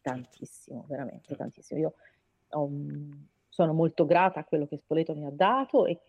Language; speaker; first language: Italian; native; Italian